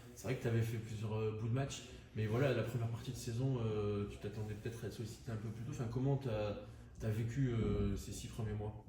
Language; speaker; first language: French; native; French